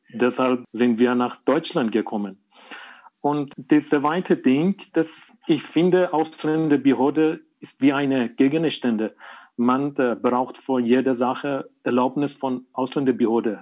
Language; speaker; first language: German; non-native, learner; Persian